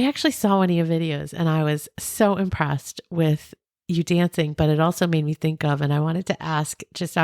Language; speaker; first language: English; native; English